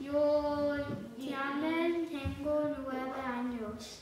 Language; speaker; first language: Spanish; non-native, learner; English